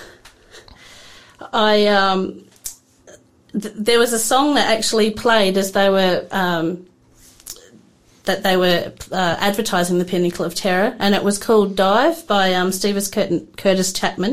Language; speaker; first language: English; native; English